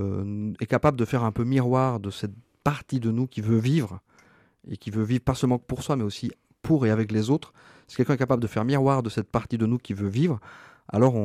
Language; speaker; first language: French; native; French